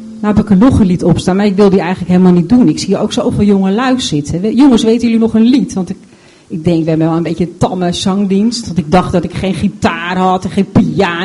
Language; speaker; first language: Dutch; native; Dutch